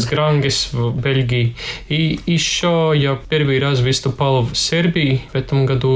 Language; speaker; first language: Russian; non-native, local second language; Latvian